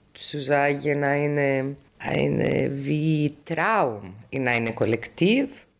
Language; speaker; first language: German; non-native, fluent; Greek